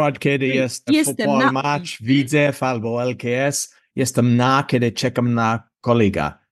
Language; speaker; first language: Polish; non-native, learner; English